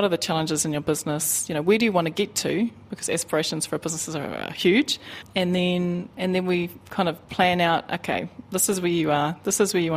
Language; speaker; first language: English; native; English